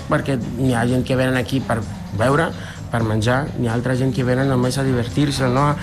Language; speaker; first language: Catalan; non-native, fluent; Spanish